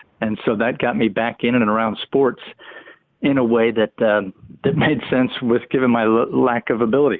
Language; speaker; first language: English; native; English